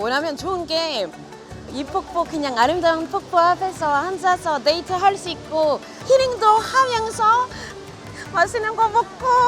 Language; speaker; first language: Korean; non-native, fluent; French